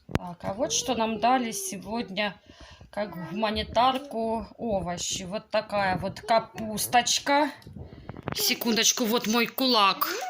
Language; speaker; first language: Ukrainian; non-native, local second language; Russian